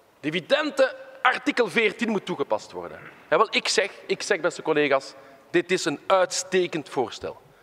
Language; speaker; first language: Dutch; non-native, local second language; French